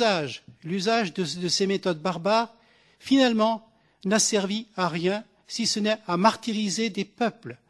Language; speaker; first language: French; native; French